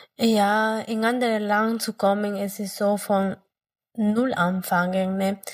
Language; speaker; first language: German; non-native, fluent; Spanish